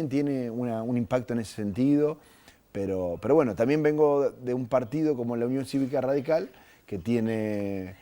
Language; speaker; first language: Spanish; native; Spanish